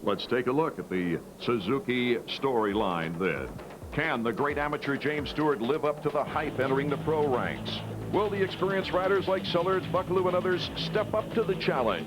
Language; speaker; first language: English; native; English